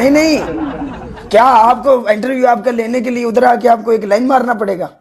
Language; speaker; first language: Urdu; native; Urdu